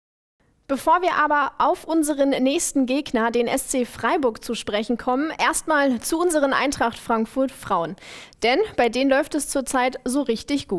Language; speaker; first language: German; native; German